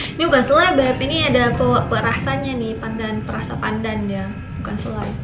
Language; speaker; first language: Indonesian; native; Indonesian